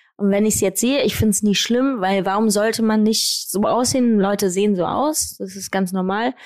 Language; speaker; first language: German; native; German